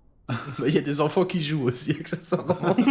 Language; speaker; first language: French; native; French